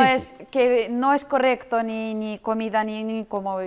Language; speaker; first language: Spanish; non-native, learner; Russian